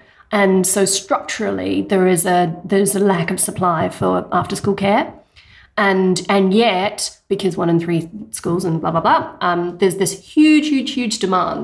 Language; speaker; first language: English; native; English